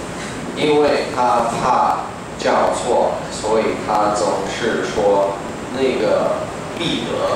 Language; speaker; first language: Chinese; non-native, fluent; English